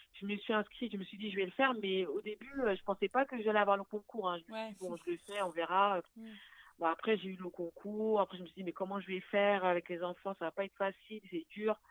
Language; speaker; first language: French; native; French